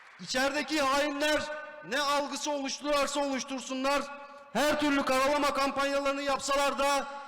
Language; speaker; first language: Turkish; native; Turkish